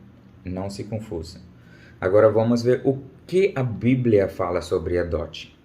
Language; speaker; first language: Portuguese; non-native, learner; Urdu